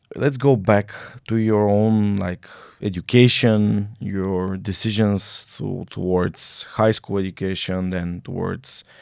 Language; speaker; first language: English; non-native, fluent; Bulgarian